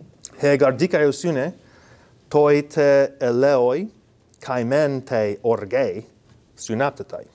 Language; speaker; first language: Greek; non-native, fluent; English